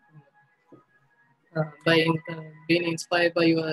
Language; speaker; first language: English; native; English